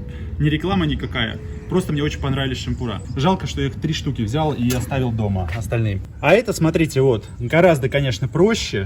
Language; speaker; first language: Russian; native; Russian